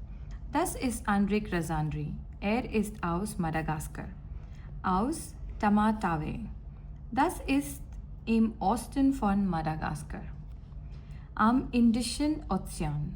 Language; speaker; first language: German; non-native, learner; Gujarati